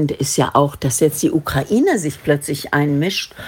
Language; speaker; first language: German; native; German